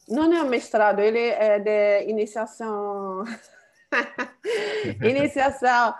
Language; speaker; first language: Portuguese; non-native, fluent; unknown